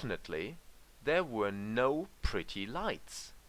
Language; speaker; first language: English; non-native, fluent; German